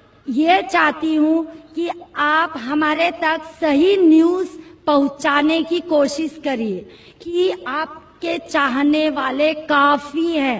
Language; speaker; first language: Hindi; non-native, local second language; Marathi